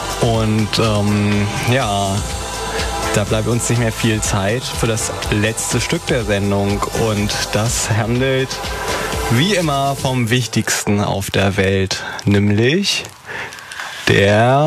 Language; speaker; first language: German; native; German